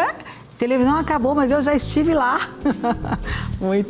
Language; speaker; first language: Portuguese; native; Portuguese